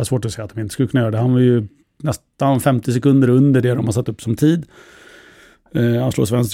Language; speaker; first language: Swedish; native; Swedish